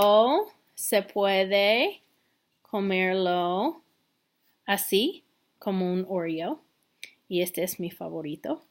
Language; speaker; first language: Spanish; non-native, fluent; English